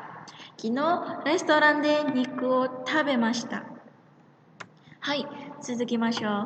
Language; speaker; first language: Japanese; non-native, fluent; Indonesian